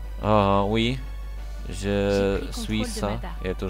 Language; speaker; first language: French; non-native, learner; Russian